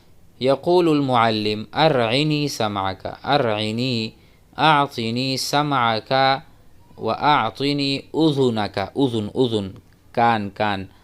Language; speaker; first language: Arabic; non-native, fluent; Urdu